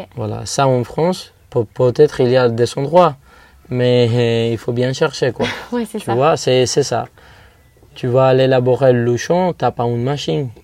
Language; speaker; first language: French; non-native, fluent; Spanish